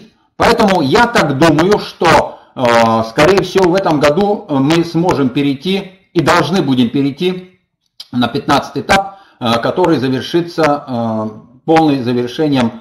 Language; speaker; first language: Russian; native; Russian